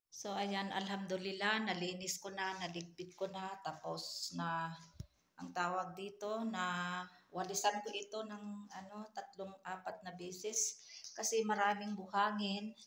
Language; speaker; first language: Filipino; native; Filipino